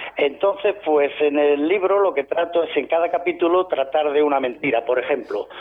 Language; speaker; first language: Spanish; native; Spanish